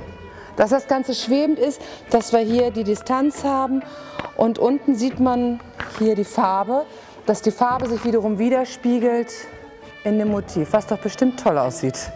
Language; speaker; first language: German; native; German